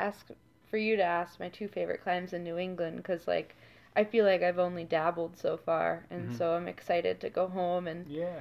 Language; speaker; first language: English; native; English